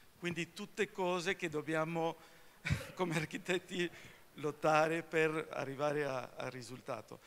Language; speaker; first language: Italian; early bilingual, heritage; Spanish